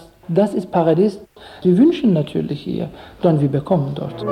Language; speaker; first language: German; non-native, learner; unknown